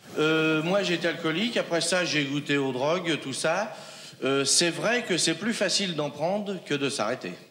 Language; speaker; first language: French; non-native, fluent; German